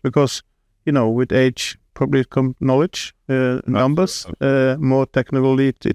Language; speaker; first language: English; non-native, fluent; Norwegian